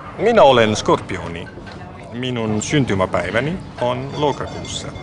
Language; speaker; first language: Finnish; non-native, fluent; Italian